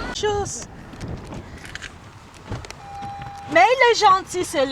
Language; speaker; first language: French; non-native, fluent; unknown